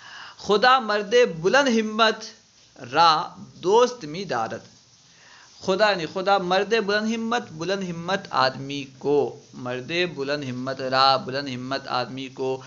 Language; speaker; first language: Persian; non-native, fluent; Urdu